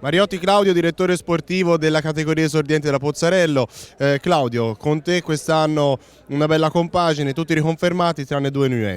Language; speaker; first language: Italian; native; Italian